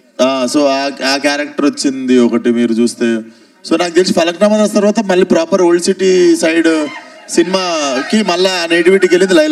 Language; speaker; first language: Telugu; native; Telugu